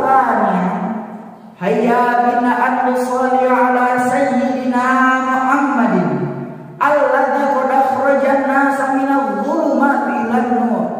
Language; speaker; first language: Arabic; non-native, learner; Indonesian